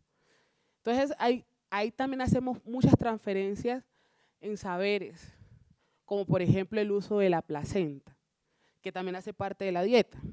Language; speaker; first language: Spanish; native; Spanish